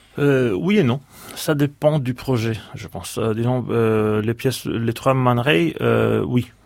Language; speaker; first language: French; non-native, fluent; Greek